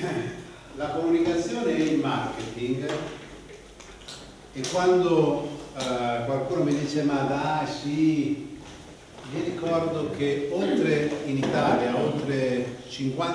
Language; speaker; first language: Italian; native; Italian